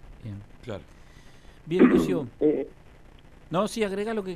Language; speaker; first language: Spanish; native; Spanish